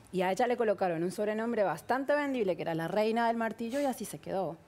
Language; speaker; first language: Spanish; native; Spanish